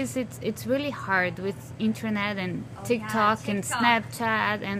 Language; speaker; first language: English; non-native, fluent; Portuguese